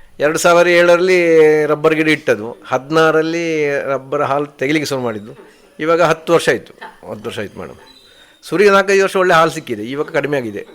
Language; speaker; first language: Kannada; native; Kannada